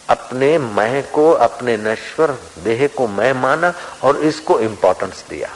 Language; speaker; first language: Hindi; non-native, local second language; Sindhi